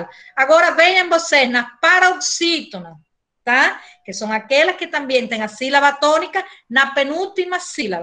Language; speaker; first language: Portuguese; non-native, fluent; Spanish